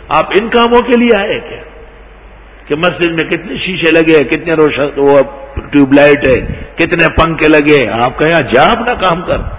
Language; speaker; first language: Urdu; non-native, local second language; Pashto